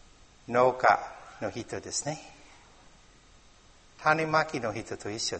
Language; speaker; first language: Japanese; non-native, learner; English